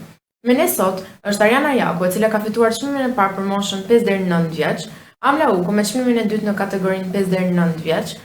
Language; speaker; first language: Albanian; native; Albanian